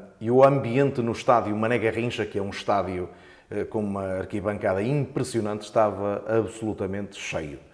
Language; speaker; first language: Portuguese; native; Portuguese